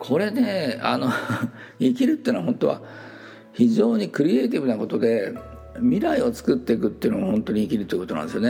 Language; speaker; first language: Japanese; native; Japanese